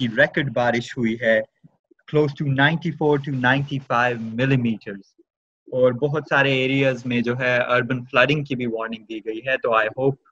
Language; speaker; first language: Urdu; native; Urdu